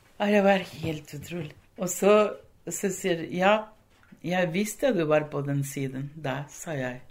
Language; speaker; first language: Norwegian; non-native, fluent; Spanish